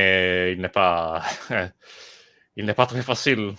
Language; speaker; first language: French; non-native, learner; Italian